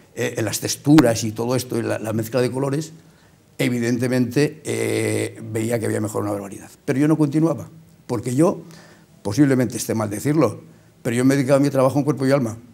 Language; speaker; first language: Spanish; native; Spanish